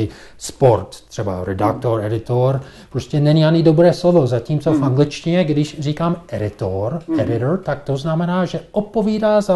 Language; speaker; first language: Czech; non-native, fluent; English